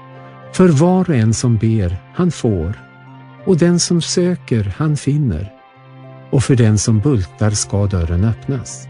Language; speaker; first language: Swedish; native; Swedish